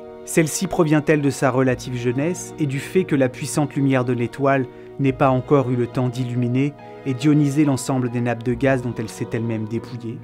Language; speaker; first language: French; native; French